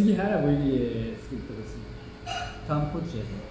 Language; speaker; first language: Italian; non-native, learner; Japanese